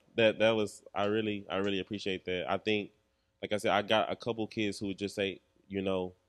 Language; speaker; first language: English; native; English